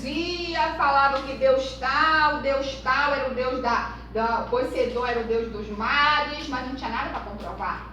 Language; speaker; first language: Portuguese; native; Portuguese